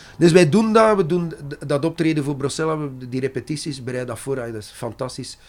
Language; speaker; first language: Dutch; non-native, local second language; French